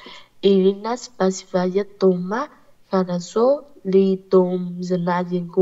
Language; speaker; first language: Russian; non-native, learner; Vietnamese